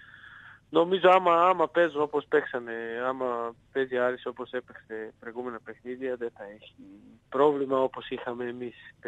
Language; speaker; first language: Greek; non-native, fluent; Serbian